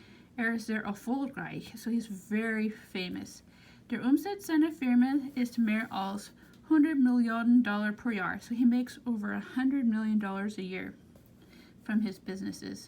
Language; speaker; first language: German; non-native, fluent; English